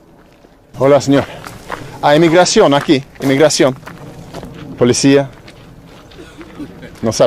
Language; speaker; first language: Spanish; non-native, learner; English